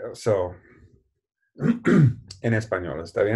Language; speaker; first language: Spanish; non-native, learner; English